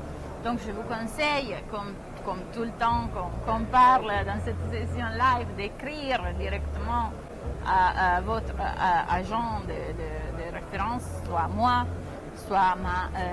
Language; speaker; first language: French; non-native, fluent; Italian